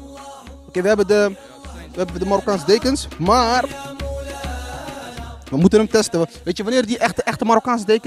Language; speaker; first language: Dutch; early bilingual, other home language; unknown